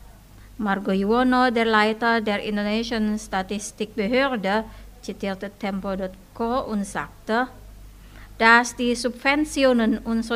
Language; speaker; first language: German; non-native, fluent; Indonesian